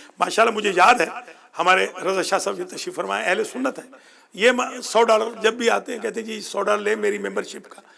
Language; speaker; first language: Urdu; non-native, local second language; Punjabi